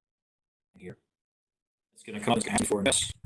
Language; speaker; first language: English; native; English